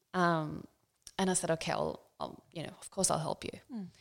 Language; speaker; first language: English; non-native, fluent; Swedish